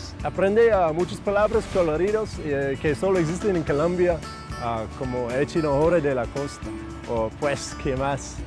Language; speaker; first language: Spanish; non-native, fluent; English